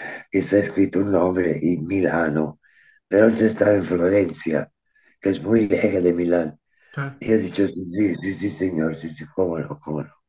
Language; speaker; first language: Spanish; non-native, fluent; Italian